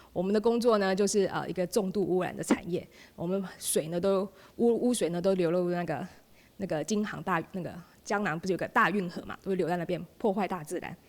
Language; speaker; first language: Chinese; native; Chinese